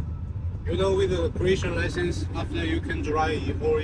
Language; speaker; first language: English; non-native, learner; Croatian